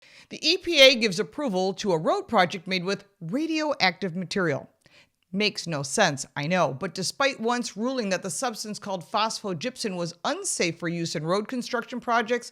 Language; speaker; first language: English; native; English